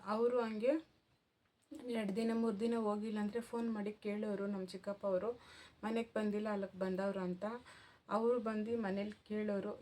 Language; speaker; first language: Kannada; non-native, local second language; Telugu